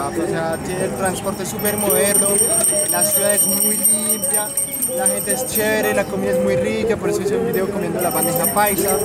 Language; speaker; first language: Spanish; non-native, fluent; French